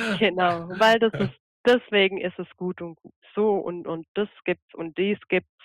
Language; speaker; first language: German; early bilingual, other home language; Croatian